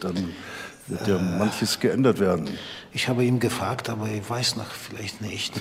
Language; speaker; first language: German; non-native, learner; Polish